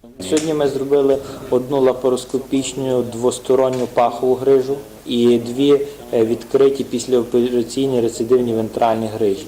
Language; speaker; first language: Ukrainian; non-native, fluent; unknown